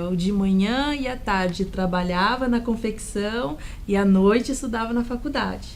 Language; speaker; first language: Portuguese; native; Portuguese